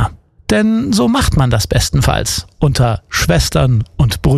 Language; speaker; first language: German; native; German